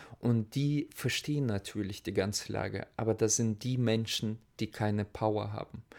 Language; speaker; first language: German; non-native, fluent; Russian